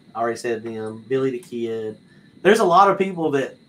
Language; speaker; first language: English; native; English